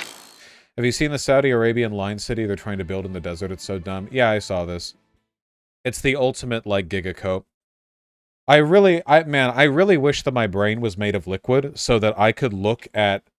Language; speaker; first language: English; native; English